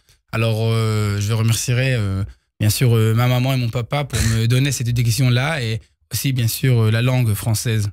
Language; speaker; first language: French; early bilingual, heritage; Hebrew